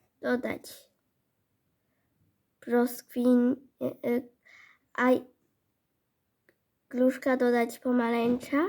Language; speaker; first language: Polish; non-native, learner; Chinese